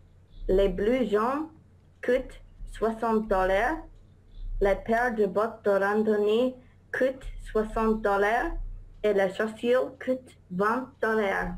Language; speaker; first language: French; non-native, learner; English